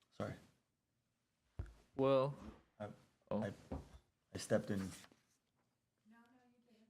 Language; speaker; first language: English; native; English